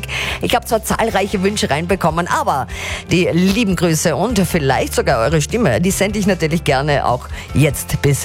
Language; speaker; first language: German; native; German